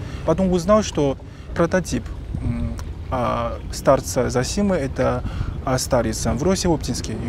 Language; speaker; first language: Russian; non-native, fluent; Chinese